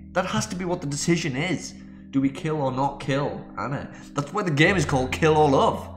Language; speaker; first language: English; native; English